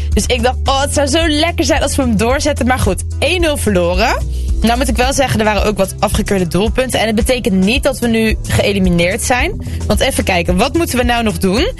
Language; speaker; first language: Dutch; early bilingual, other home language; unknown